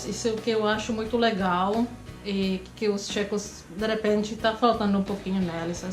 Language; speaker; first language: Portuguese; non-native, fluent; Czech